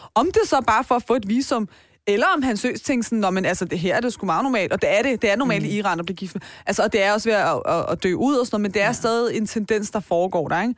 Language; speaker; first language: Danish; early bilingual, other home language; Persian